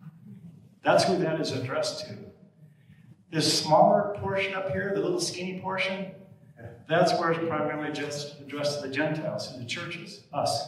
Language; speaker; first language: English; native; English